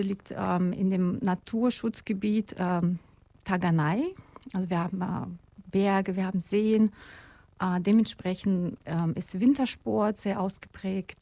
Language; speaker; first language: German; non-native, fluent; Russian